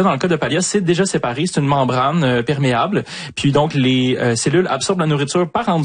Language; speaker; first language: French; native; French